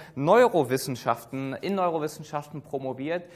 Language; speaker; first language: German; native; German